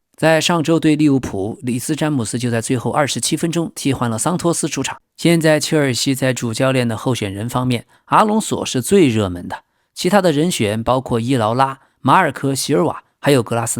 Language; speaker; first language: Chinese; native; Chinese